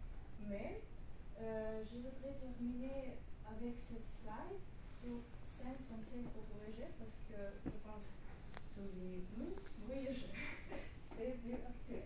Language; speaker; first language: French; non-native, learner; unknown